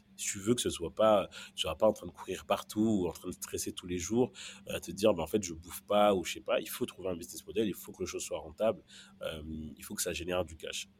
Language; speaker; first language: French; non-native, local second language; Kinyarwanda